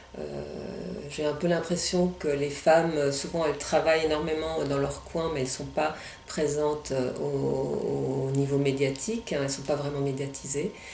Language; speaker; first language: French; non-native, local second language; German